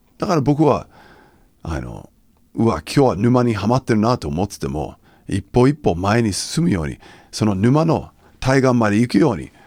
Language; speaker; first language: Japanese; non-native, fluent; English